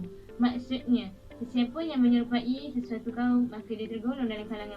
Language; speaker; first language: Malay; native; Malay